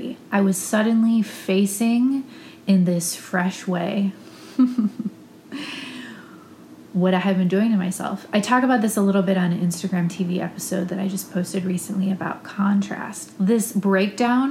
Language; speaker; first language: English; native; English